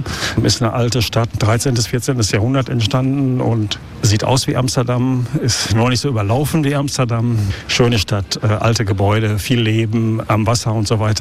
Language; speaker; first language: German; native; German